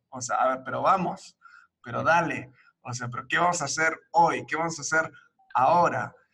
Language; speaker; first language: Spanish; early bilingual, other home language; English